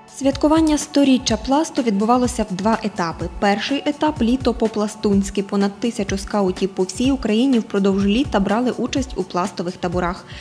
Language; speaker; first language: Ukrainian; native; Ukrainian